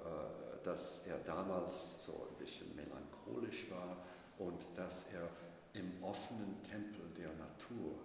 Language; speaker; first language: German; non-native, fluent; English